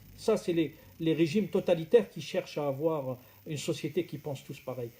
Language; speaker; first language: French; non-native, local second language; Arabic